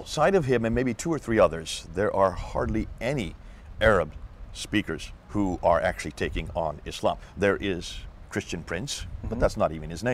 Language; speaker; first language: English; native; English